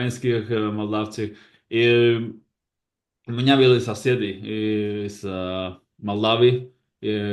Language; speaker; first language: Russian; non-native, learner; Basque